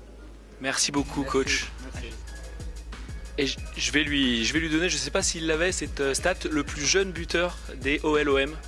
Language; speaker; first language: French; native; French